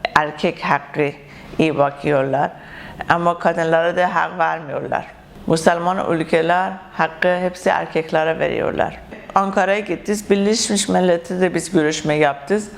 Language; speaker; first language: Turkish; non-native, learner; Persian